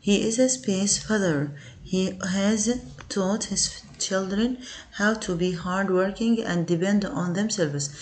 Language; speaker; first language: English; non-native, fluent; Arabic